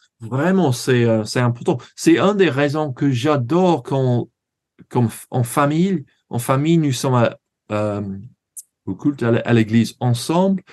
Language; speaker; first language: French; non-native, fluent; English